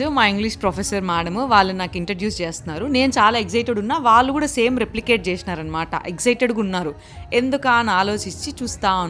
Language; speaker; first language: Telugu; native; Telugu